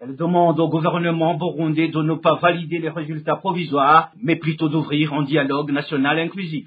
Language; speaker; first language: French; non-native, local second language; Rundi